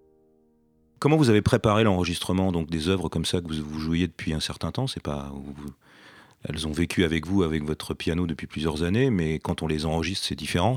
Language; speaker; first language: French; native; French